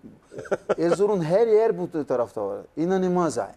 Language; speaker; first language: Turkish; non-native, learner; Portuguese